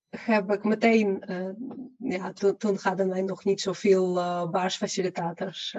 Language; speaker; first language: Dutch; non-native, fluent; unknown